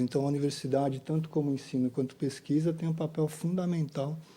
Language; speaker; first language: Portuguese; native; Portuguese